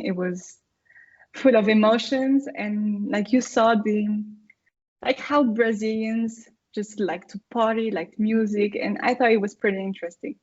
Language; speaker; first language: English; non-native, fluent; French